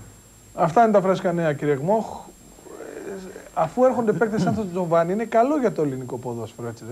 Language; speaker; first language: Greek; native; Greek